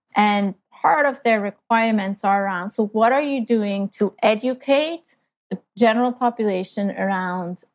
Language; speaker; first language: English; non-native, fluent; German